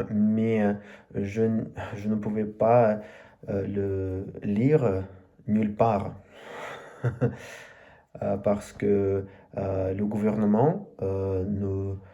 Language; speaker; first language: French; non-native, learner; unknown